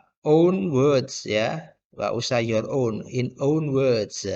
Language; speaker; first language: English; non-native, fluent; Indonesian